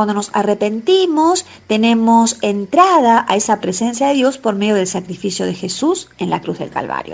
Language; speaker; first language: Spanish; native; Spanish